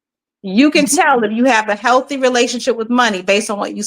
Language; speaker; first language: English; native; English